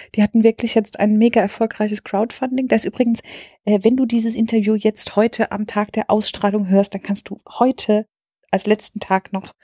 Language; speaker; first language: German; native; German